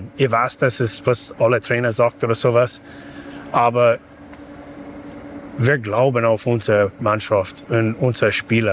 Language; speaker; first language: German; non-native, learner; English